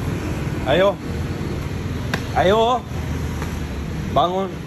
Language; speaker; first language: Indonesian; non-native, fluent; Urdu